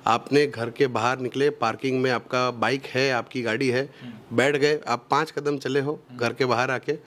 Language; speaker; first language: Hindi; non-native, local second language; Gujarati